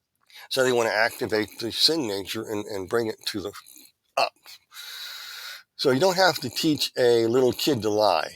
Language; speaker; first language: English; native; English